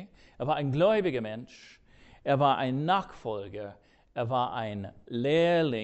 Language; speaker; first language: German; non-native, fluent; English